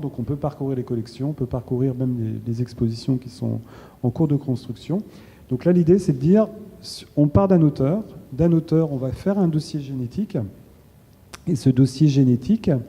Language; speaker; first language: French; native; French